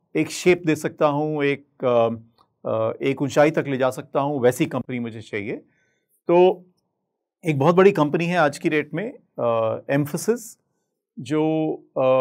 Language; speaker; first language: Hindi; native; Hindi